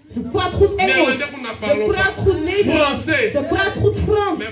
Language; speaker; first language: Dutch; non-native, learner; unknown